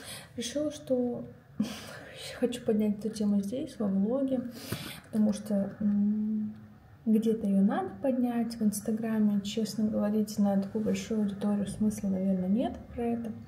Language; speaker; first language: Russian; native; Russian